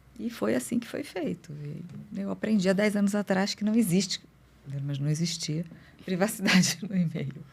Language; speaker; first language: Portuguese; native; Portuguese